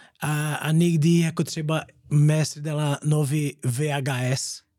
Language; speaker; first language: Czech; non-native, learner; Portuguese